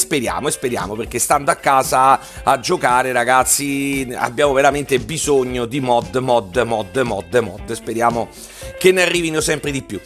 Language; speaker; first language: Italian; native; Italian